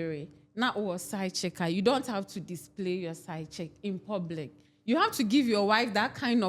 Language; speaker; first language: English; non-native, local second language; Akan